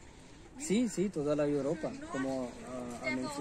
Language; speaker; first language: Spanish; non-native, learner; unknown